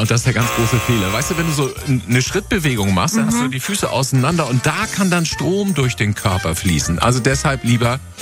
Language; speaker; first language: German; native; German